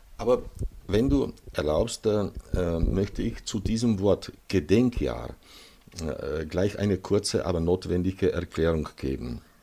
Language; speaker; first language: German; non-native, fluent; Czech